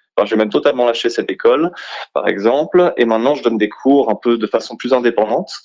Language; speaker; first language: French; native; French